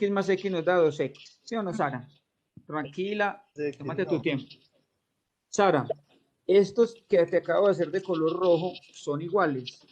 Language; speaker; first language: Spanish; native; Spanish